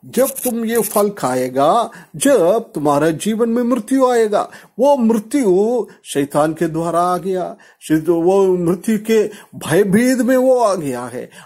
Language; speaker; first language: Hindi; non-native, local second language; Malayalam